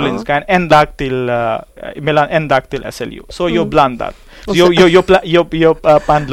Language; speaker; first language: Swedish; non-native, learner; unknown